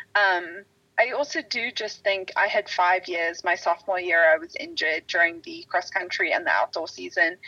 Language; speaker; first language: English; native; English